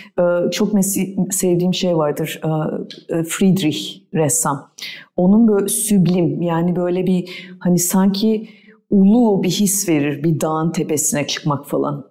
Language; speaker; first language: Turkish; native; Turkish